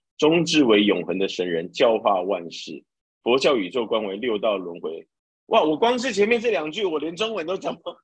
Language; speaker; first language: Chinese; native; Chinese